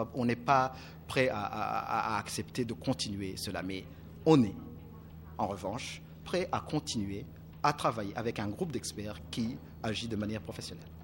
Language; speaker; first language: French; non-native, local second language; Kinyarwanda